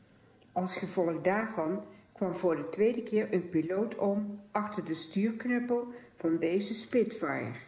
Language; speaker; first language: Dutch; native; Dutch